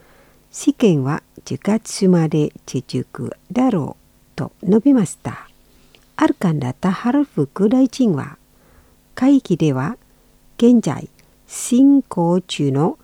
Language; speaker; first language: Japanese; non-native, fluent; Indonesian